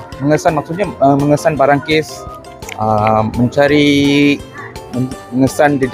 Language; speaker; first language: Malay; native; Malay